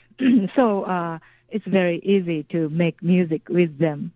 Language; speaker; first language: English; non-native, fluent; Japanese